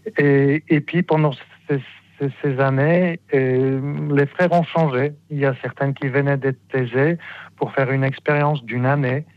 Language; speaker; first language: French; non-native, fluent; Polish